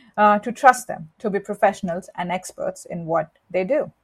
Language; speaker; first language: English; non-native, local second language; Hindi